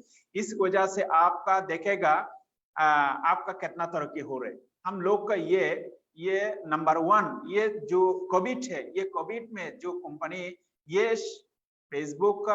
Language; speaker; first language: Hindi; non-native, fluent; Bangla